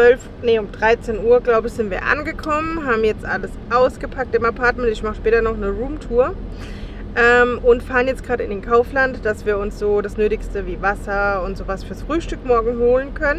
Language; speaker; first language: German; native; German